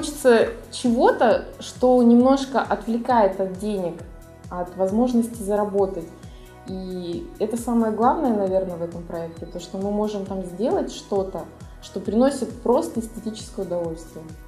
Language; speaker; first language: Russian; native; Russian